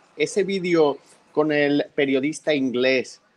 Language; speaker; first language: Spanish; native; Spanish